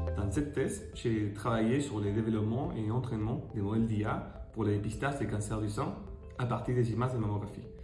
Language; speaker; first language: French; non-native, fluent; Spanish